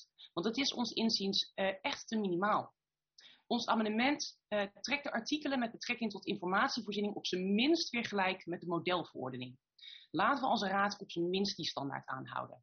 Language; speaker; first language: Dutch; native; Dutch